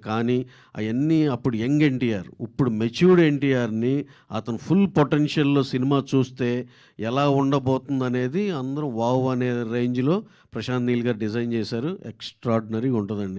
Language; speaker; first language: Telugu; native; Telugu